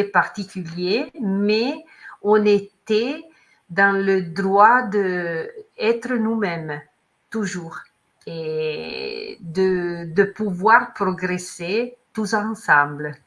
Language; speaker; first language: French; non-native, learner; Italian